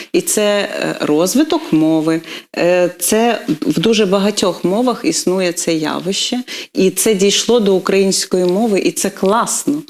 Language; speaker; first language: Ukrainian; non-native, local second language; Russian